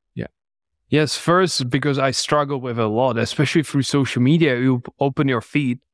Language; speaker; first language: English; non-native, fluent; Czech